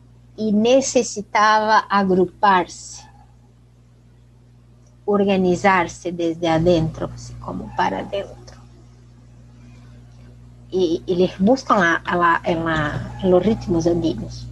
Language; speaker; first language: Spanish; non-native, fluent; Portuguese